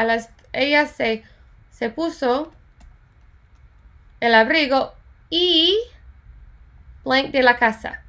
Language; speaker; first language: Spanish; non-native, fluent; English